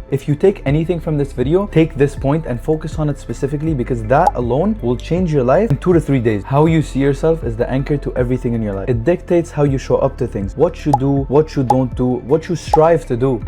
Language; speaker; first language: English; non-native, fluent; Arabic